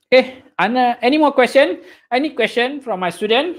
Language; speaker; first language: English; non-native, local second language; Malay